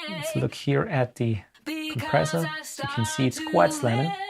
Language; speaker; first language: English; non-native, fluent; German